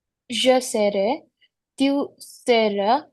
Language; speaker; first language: French; non-native, learner; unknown